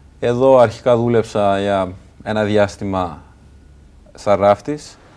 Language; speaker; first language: Greek; non-native, fluent; Kurdish